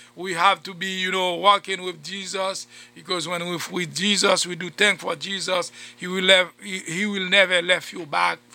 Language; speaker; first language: English; non-native, fluent; Haitian Creole